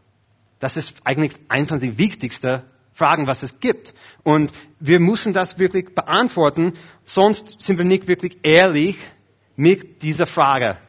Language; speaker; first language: German; non-native, fluent; English